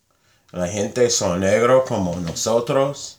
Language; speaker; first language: Spanish; non-native, learner; English